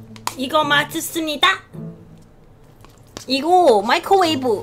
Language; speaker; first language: Korean; non-native, learner; Cantonese